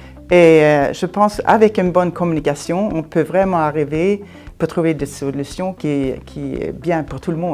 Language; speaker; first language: French; non-native, fluent; Swedish